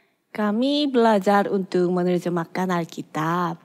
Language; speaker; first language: Indonesian; non-native, fluent; Korean